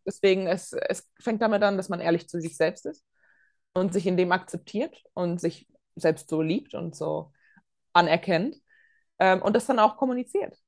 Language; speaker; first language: German; early bilingual, other home language; Latvian